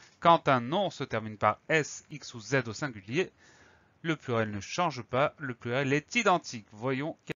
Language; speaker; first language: French; native; French